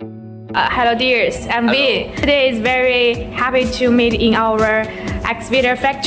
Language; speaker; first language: English; non-native, learner; Chinese